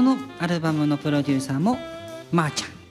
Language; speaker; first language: Japanese; native; Japanese